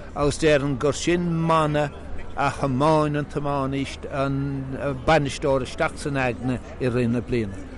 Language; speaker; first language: Irish; native; Irish